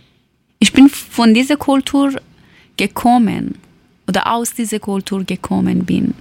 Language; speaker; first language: German; non-native, learner; Persian